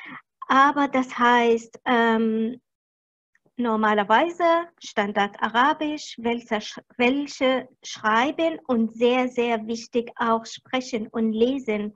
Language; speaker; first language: German; non-native, fluent; Arabic